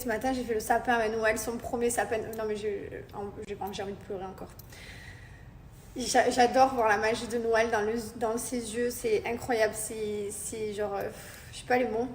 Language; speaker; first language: French; native; French